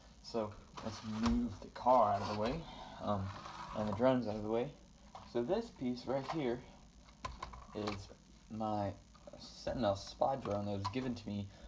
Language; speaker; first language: English; native; English